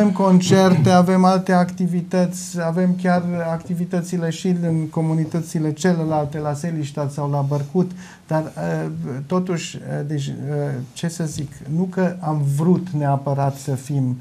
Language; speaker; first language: Romanian; non-native, local second language; German